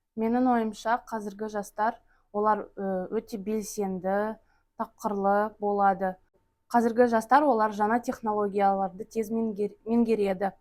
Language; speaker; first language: Kazakh; non-native, local second language; Russian